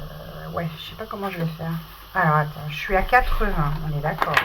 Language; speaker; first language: French; native; French